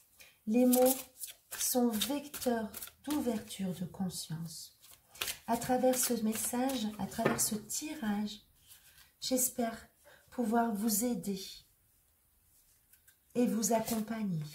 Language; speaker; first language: French; native; French